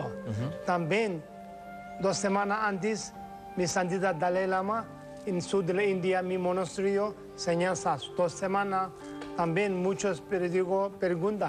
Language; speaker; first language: Spanish; non-native, learner; Tibetan